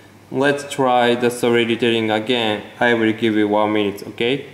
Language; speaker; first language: English; non-native, fluent; Japanese